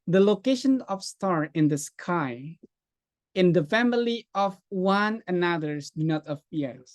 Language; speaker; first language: English; non-native, fluent; Indonesian